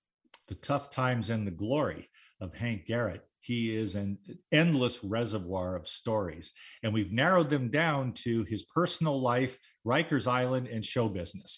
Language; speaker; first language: English; native; English